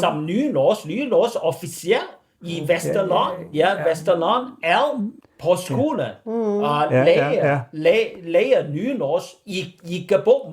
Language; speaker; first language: Danish; non-native, learner; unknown